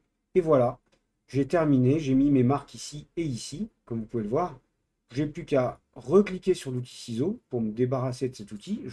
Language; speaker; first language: French; native; French